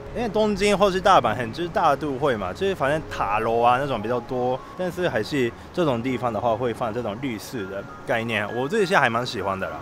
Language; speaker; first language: Chinese; non-native, fluent; Japanese